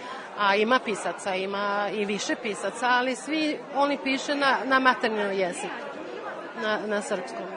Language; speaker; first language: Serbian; non-native, learner; Swedish